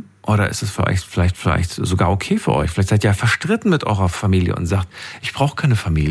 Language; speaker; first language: German; native; German